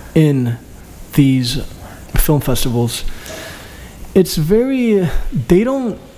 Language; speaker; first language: English; early bilingual, other home language; Albanian